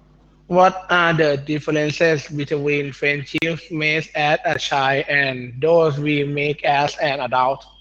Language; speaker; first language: English; non-native, learner; Thai